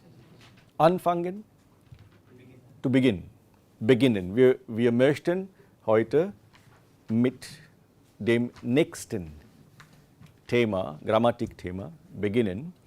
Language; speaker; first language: German; non-native, fluent; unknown